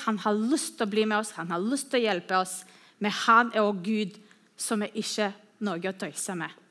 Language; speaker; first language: Norwegian; non-native, fluent; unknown